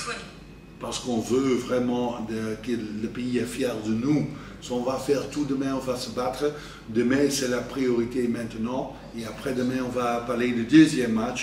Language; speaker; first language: French; non-native, fluent; Dutch